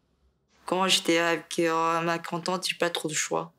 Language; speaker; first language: French; non-native, learner; Chinese